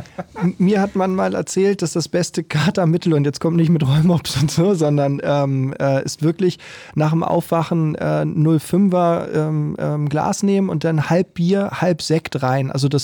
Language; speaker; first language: German; native; German